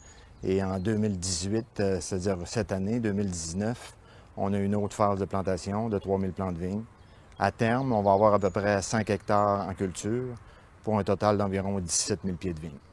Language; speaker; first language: French; native; French